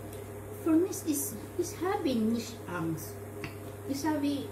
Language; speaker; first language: German; non-native, learner; Filipino